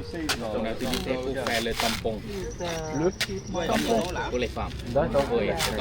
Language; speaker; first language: French; non-native, fluent; Thai